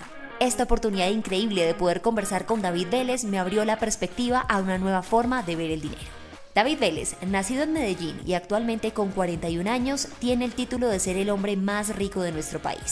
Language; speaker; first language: Spanish; native; Spanish